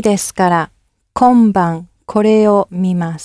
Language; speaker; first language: Japanese; non-native, learner; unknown